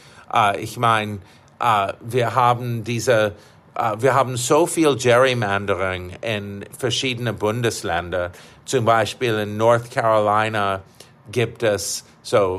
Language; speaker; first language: German; non-native, fluent; English